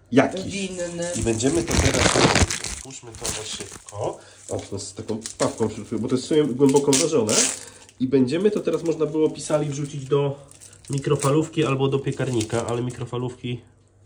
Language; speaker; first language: Polish; native; Polish